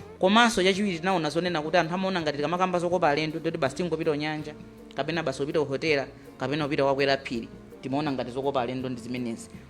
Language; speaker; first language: Nyanja; native; Nyanja